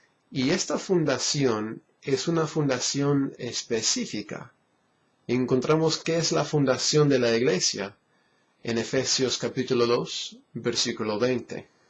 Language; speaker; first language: Spanish; non-native, fluent; English